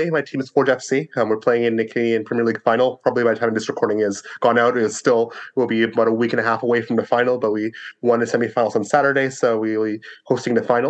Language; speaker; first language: English; native; English